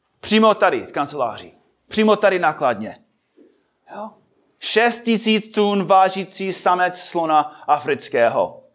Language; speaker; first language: Czech; non-native, fluent; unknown